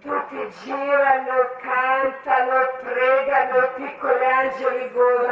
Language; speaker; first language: Italian; non-native, learner; Croatian